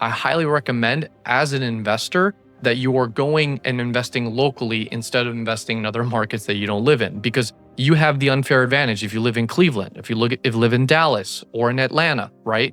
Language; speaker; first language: English; native; English